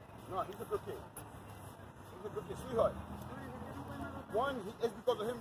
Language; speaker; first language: English; early bilingual, other home language; Spanish